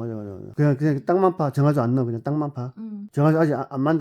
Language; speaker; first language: Korean; native; Korean